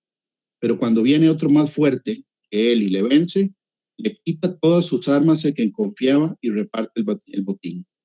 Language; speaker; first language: Spanish; native; Spanish